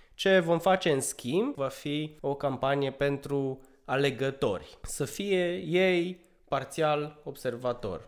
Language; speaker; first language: Romanian; native; Romanian